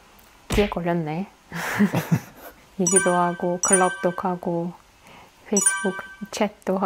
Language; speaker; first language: Korean; non-native, fluent; Russian